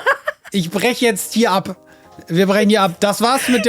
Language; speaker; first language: German; native; German